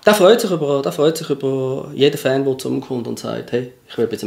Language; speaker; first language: German; native; German